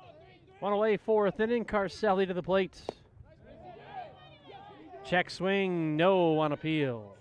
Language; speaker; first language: English; native; English